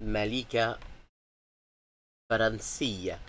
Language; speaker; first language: Arabic; non-native, learner; English